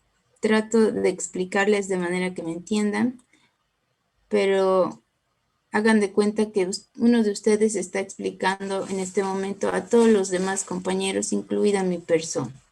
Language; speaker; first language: Spanish; native; Spanish